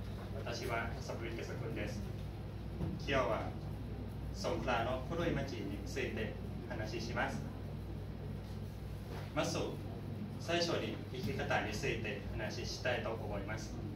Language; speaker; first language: Japanese; non-native, learner; Thai